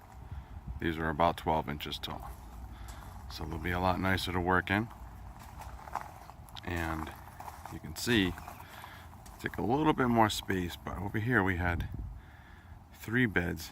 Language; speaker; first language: English; native; English